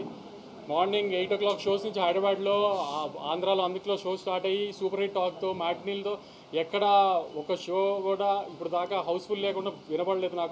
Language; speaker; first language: Telugu; native; Telugu